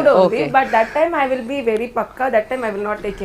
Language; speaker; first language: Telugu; non-native, learner; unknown